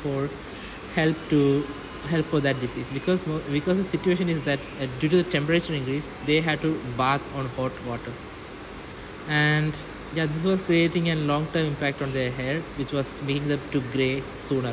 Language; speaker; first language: English; non-native, local second language; Malayalam